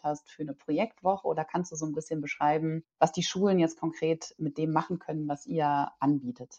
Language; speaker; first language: German; native; German